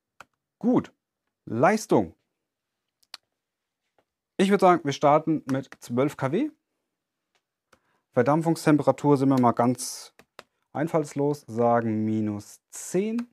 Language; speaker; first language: German; native; German